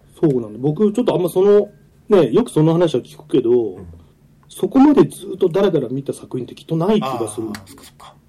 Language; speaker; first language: Japanese; native; Japanese